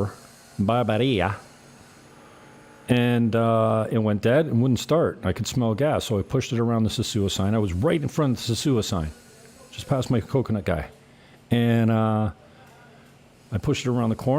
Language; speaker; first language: English; native; English